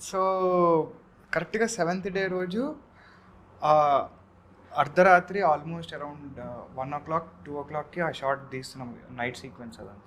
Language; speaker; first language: Telugu; native; Telugu